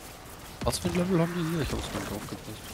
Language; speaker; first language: German; native; German